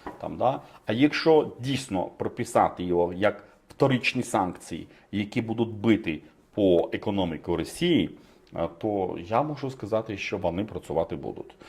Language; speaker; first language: Ukrainian; non-native, fluent; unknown